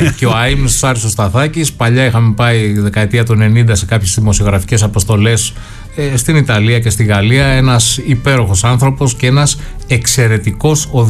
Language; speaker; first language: Greek; native; Greek